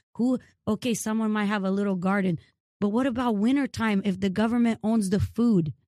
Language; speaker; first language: English; early bilingual, other home language; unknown